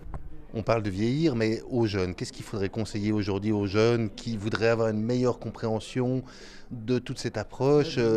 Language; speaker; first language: French; native; French